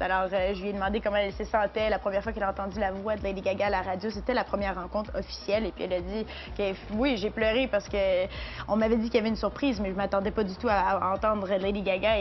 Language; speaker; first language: French; native; French